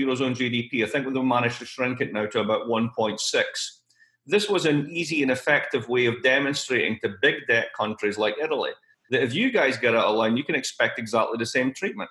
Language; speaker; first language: English; native; English